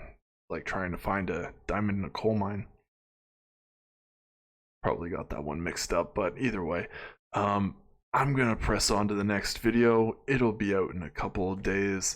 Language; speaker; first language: English; native; English